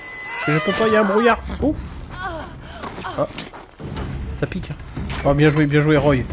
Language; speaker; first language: French; native; French